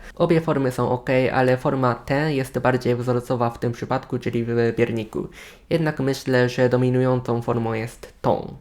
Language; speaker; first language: Polish; non-native, fluent; Japanese